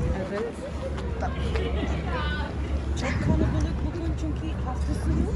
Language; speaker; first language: Turkish; non-native, learner; Sinhala